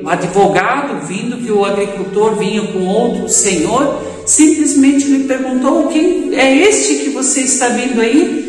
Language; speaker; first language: Portuguese; native; Portuguese